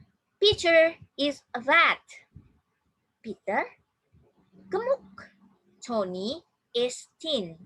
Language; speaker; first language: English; non-native, fluent; Indonesian